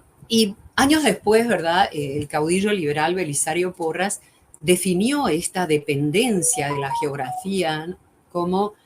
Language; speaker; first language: Spanish; native; Spanish